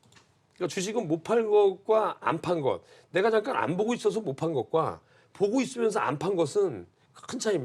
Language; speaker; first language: Korean; native; Korean